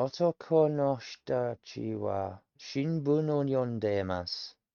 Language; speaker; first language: Japanese; non-native, learner; English